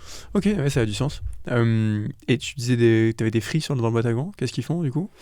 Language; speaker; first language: French; native; French